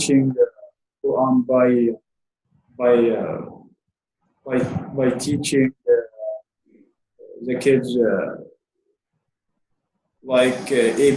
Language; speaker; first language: English; non-native, learner; Arabic